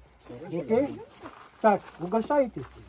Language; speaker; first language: Russian; non-native, fluent; Arabic